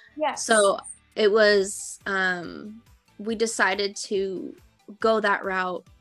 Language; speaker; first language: English; native; English